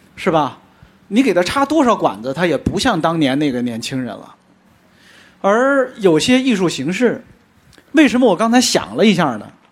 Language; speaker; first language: Chinese; native; Chinese